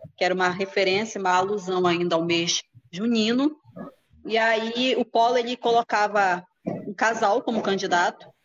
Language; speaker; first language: Portuguese; native; Portuguese